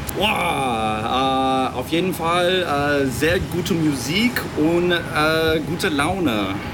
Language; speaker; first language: German; non-native, fluent; English